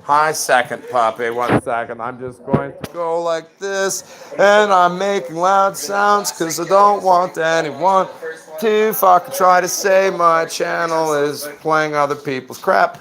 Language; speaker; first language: English; native; English